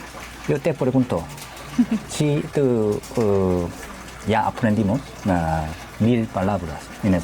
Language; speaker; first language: Spanish; non-native, learner; Korean